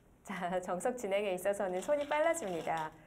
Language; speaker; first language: Korean; native; Korean